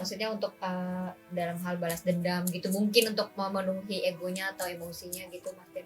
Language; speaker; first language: Indonesian; native; Indonesian